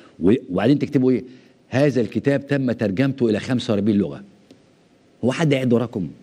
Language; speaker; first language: Arabic; native; Arabic